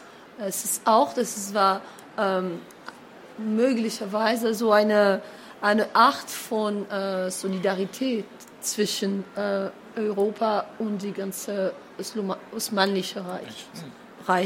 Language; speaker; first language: German; non-native, fluent; French